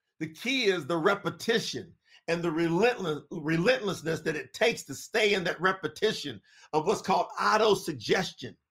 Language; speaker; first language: English; native; English